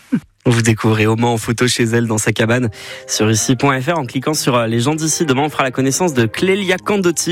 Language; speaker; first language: French; native; French